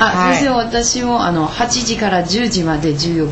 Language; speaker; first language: Japanese; non-native, learner; Chinese